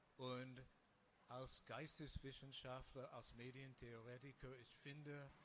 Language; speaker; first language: German; non-native, fluent; English